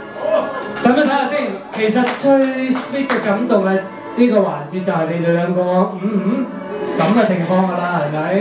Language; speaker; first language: Cantonese; native; Cantonese